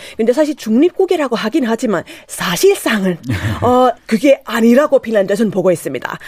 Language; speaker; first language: Korean; non-native, fluent; Finnish